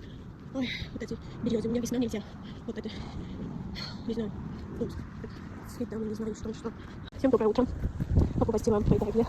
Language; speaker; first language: Russian; non-native, fluent; Armenian